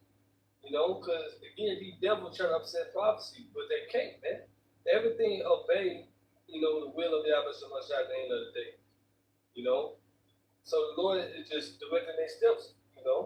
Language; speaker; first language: English; native; English